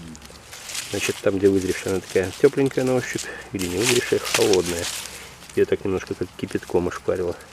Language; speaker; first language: Russian; native; Russian